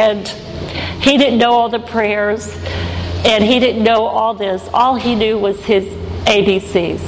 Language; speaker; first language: English; native; English